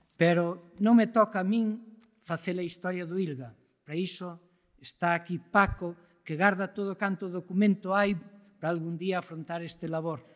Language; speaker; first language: Galician; native; Galician